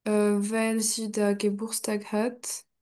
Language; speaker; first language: German; non-native, learner; French